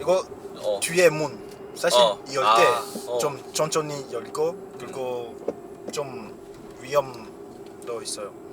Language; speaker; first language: Korean; non-native, learner; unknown